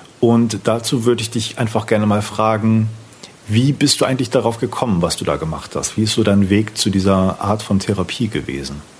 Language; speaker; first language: German; native; German